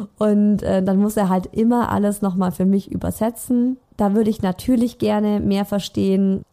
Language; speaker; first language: German; native; German